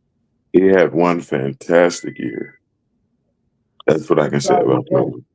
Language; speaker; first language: English; native; English